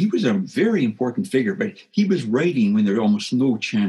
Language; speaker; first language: English; native; English